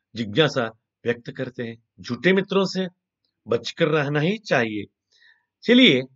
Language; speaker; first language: Hindi; non-native, local second language; Telugu